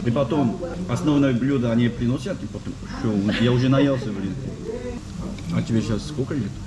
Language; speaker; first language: Russian; non-native, fluent; Korean